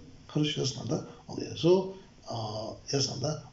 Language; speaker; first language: Russian; non-native, learner; Tibetan